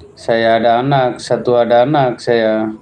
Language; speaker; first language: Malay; non-native, learner; Bangla